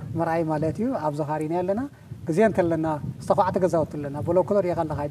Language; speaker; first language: Tigrinya; non-native, local second language; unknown